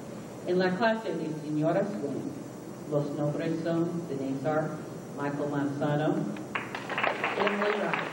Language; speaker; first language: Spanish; non-native, fluent; English